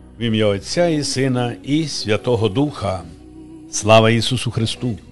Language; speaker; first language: Ukrainian; native; Ukrainian